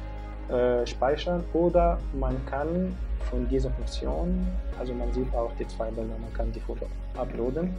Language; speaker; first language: German; non-native, fluent; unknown